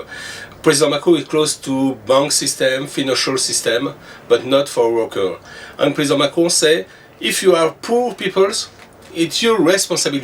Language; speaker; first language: English; non-native, learner; French